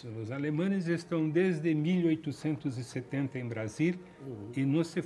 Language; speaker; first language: Spanish; non-native, fluent; Portuguese